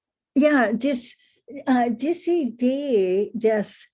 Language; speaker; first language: German; non-native, learner; English